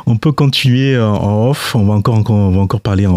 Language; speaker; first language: French; native; French